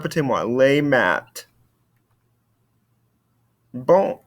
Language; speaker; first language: French; non-native, fluent; English